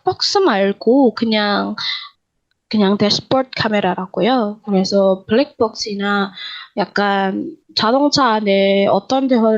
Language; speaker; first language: Korean; non-native, learner; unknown